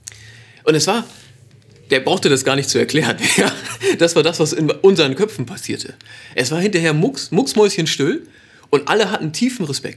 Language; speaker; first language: German; native; German